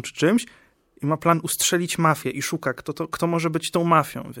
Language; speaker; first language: Polish; native; Polish